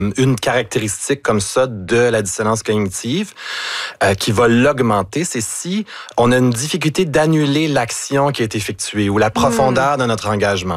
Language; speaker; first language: French; native; French